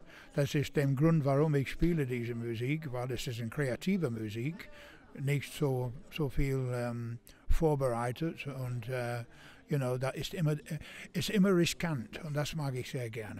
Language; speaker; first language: German; non-native, fluent; English